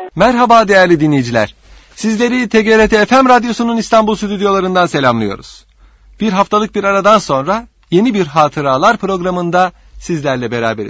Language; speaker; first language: Turkish; native; Turkish